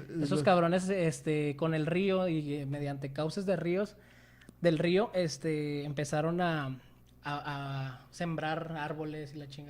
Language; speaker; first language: Spanish; native; Spanish